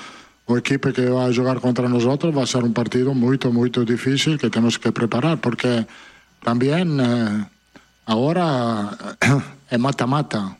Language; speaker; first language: Portuguese; non-native, fluent; Italian